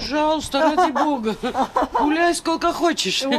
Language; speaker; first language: Russian; non-native, local second language; Georgian